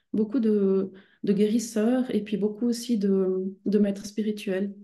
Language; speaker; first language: French; native; French